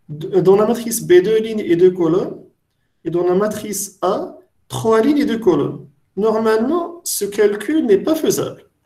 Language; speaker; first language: French; non-native, local second language; Arabic